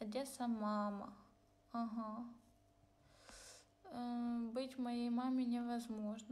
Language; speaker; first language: Russian; non-native, local second language; Ukrainian